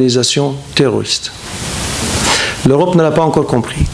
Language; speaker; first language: French; non-native, fluent; Arabic